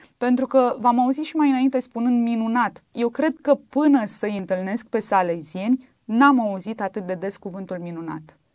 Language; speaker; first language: Romanian; native; Romanian